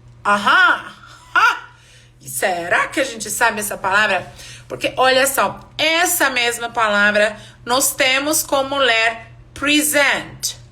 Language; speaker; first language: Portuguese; non-native, fluent; English